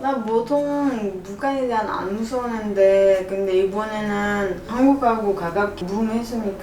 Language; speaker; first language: Korean; non-native, learner; French